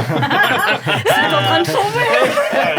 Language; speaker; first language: French; native; French